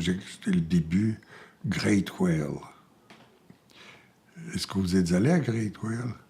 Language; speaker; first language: French; non-native, fluent; Bulgarian